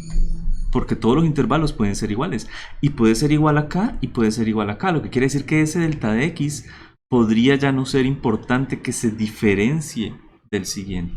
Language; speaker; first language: Spanish; native; Spanish